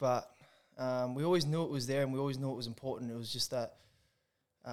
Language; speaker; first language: English; native; English